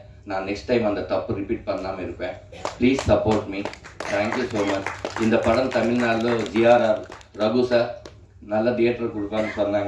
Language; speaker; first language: Tamil; non-native, learner; Telugu